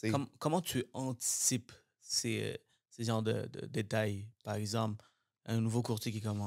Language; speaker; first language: French; native; French